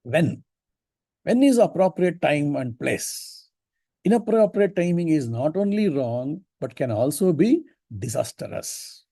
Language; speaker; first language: English; non-native, local second language; Kannada